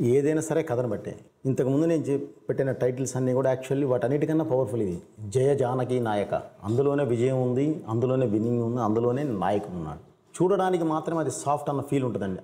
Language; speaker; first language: Telugu; native; Telugu